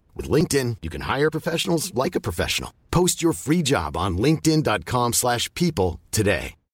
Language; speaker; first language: English; native; English